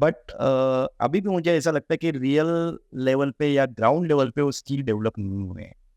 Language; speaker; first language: Hindi; non-native, local second language; Marathi